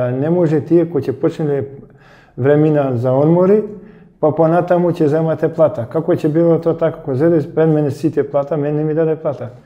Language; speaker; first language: Macedonian; early bilingual, heritage; Macedonian